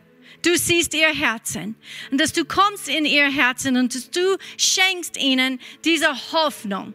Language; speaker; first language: German; non-native, fluent; English